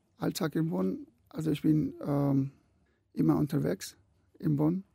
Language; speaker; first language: German; non-native, learner; Arabic